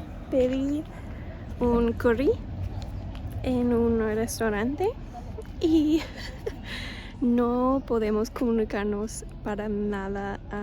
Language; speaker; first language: Spanish; non-native, fluent; English